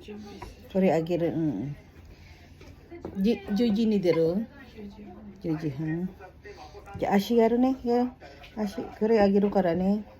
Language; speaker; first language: Japanese; non-native, fluent; Filipino